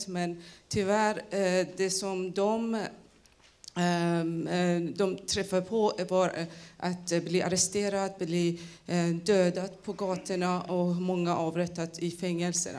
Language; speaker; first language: Swedish; non-native, fluent; Persian